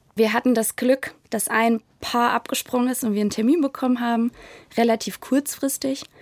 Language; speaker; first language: German; native; German